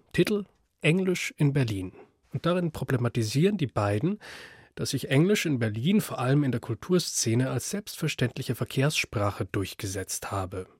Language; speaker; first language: German; native; German